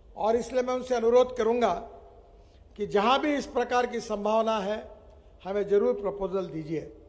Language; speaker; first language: Hindi; non-native, local second language; Marathi